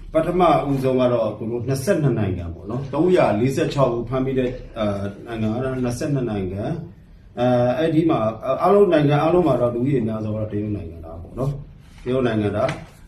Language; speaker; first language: Burmese; non-native, local second language; S'gaw Karen